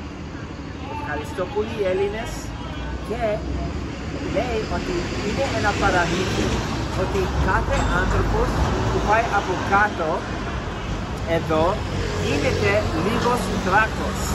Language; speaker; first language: Greek; early bilingual, heritage; English